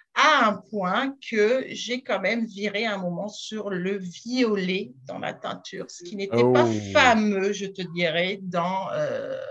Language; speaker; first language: French; native; French